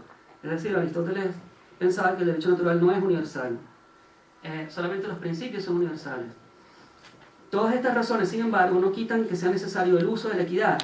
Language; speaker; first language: Spanish; native; Spanish